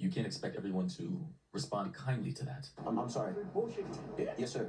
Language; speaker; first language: English; native; English